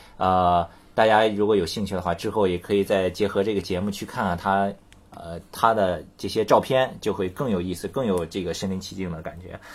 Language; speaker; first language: Chinese; native; Chinese